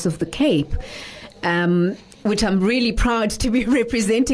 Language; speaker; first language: English; non-native, local second language; Xhosa